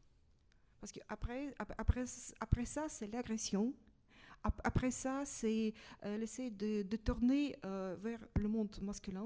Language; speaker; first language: French; non-native, fluent; Russian